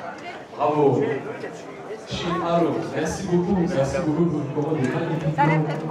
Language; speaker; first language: French; native; French